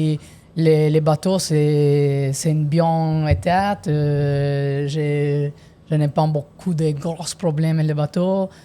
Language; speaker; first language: French; non-native, learner; Italian